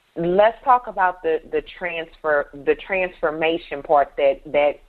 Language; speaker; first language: English; native; English